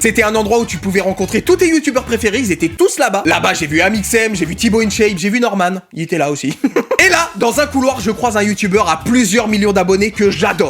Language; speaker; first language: French; native; French